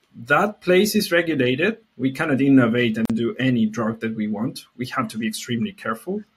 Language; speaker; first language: English; non-native, fluent; Spanish